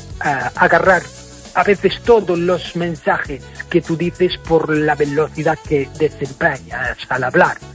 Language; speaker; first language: Spanish; non-native, fluent; English